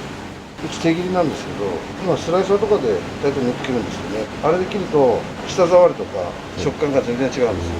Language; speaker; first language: Japanese; native; Japanese